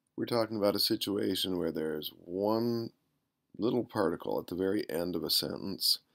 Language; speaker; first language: English; native; English